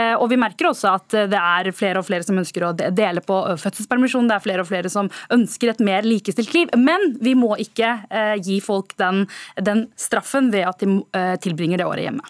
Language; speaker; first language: Norwegian; early bilingual, other home language; Tamil